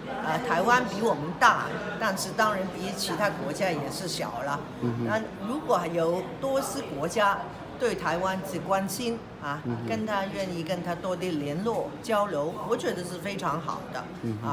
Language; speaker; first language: Chinese; non-native, local second language; Cantonese